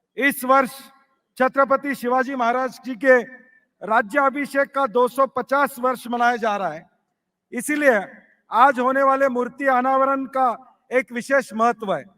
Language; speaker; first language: Hindi; non-native, local second language; Marathi